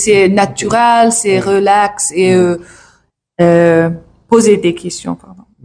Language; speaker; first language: French; non-native, learner; English